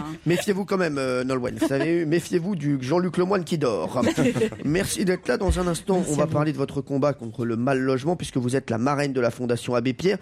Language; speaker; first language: French; native; French